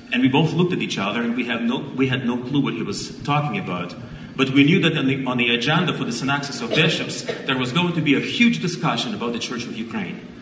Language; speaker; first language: English; non-native, fluent; Ukrainian